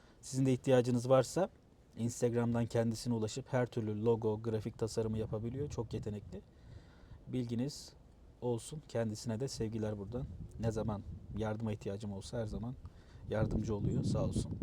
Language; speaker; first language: Turkish; native; Turkish